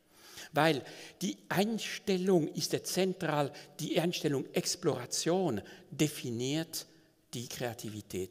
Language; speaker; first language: German; non-native, local second language; French